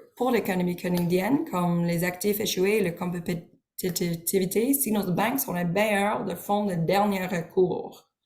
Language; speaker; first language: French; non-native, learner; English